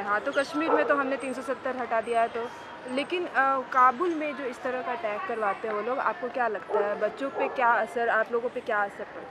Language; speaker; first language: Hindi; native; Hindi